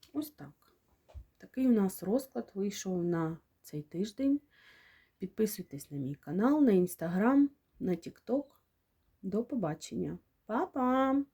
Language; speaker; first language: Ukrainian; non-native, local second language; Russian